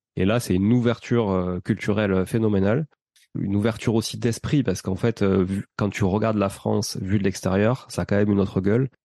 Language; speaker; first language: French; native; French